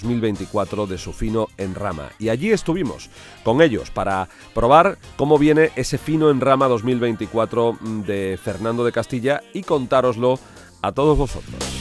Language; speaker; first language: Spanish; native; Spanish